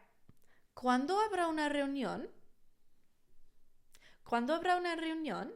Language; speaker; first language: Spanish; non-native, fluent; English